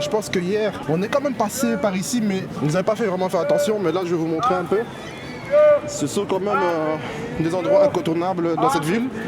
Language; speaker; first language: French; native; French